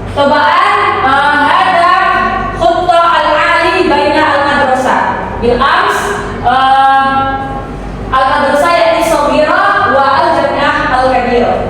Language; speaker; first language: Arabic; non-native, learner; Indonesian